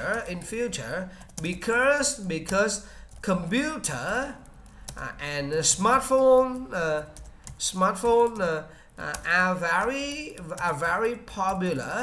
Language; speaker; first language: English; non-native, learner; Vietnamese